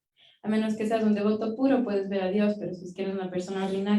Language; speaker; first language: Spanish; native; Spanish